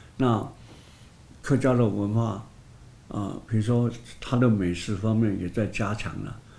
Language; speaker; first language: Chinese; non-native, local second language; Hakka Chinese